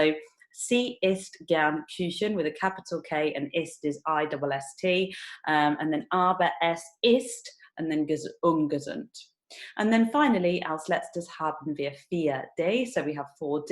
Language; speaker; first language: German; non-native, fluent; English